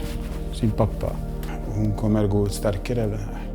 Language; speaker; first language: Swedish; non-native, fluent; Bosnian